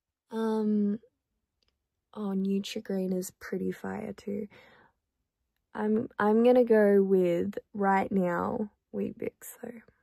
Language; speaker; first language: English; early bilingual, other home language; Korean